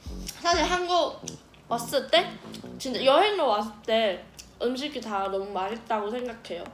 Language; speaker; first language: Korean; non-native, learner; Chinese